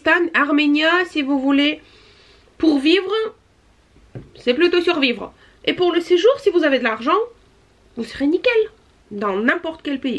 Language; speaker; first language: French; non-native, fluent; Russian